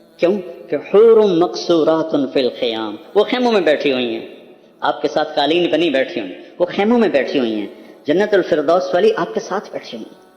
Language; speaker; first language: Urdu; non-native, local second language; Punjabi